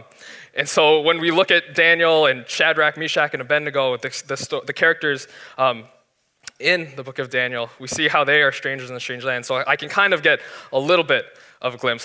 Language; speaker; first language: English; native; English